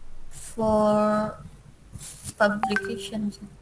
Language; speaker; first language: English; non-native, learner; Indonesian